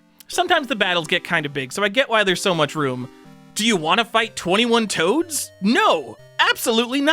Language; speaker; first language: English; native; English